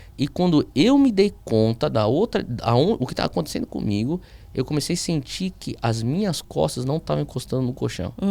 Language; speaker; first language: Portuguese; early bilingual, heritage; Portuguese